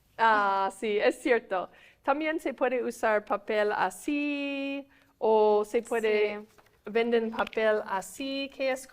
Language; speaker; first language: Spanish; non-native, fluent; English